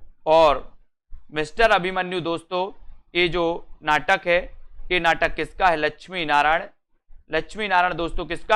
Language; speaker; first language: Hindi; native; Hindi